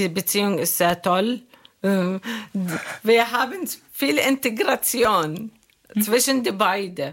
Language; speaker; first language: German; non-native, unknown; Arabic